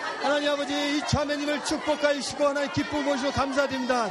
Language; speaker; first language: Korean; early bilingual, heritage; Korean